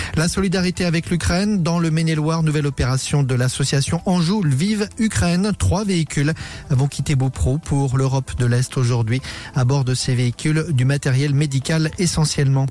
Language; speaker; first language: French; native; French